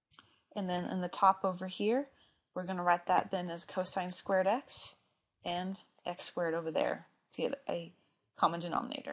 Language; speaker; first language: English; native; English